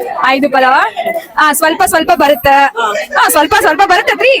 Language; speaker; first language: Kannada; non-native, local second language; Telugu